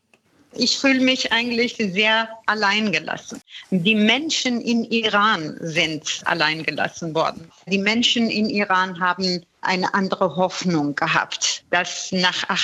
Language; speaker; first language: German; non-native, fluent; Persian